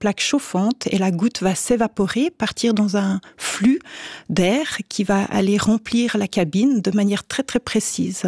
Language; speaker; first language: French; native; French